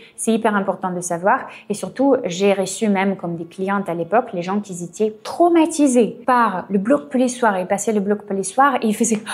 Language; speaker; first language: French; non-native, fluent; Russian